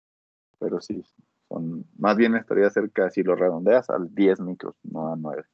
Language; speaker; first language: Spanish; native; Spanish